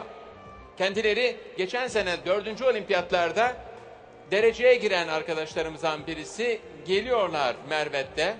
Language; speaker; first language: Turkish; native; Turkish